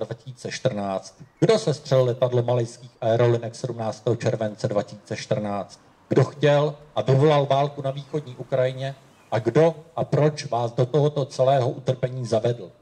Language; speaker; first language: Czech; native; Czech